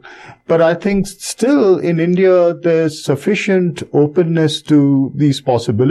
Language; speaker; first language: English; non-native, local second language; Bangla